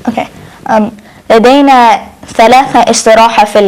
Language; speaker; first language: Arabic; non-native, learner; English